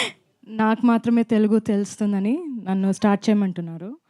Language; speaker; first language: Telugu; non-native, fluent; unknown